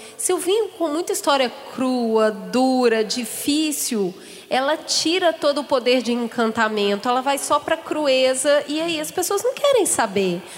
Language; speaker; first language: Portuguese; native; Portuguese